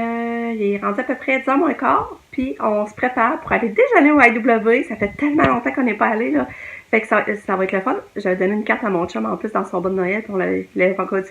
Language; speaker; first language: French; native; French